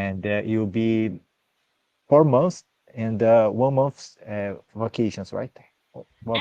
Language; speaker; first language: English; non-native, learner; Portuguese